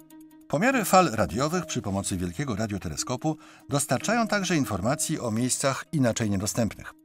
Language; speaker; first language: Polish; native; Polish